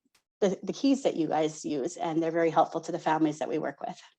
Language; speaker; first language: English; native; English